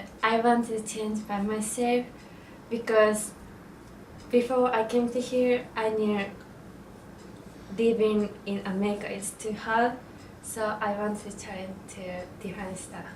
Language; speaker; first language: English; non-native, learner; Japanese